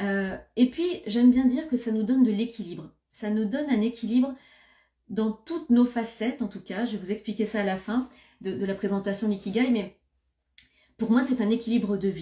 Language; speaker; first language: French; native; French